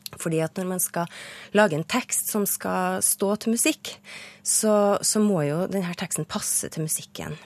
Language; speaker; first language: Norwegian; native; Norwegian